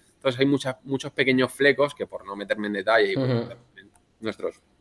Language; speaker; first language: Spanish; native; Spanish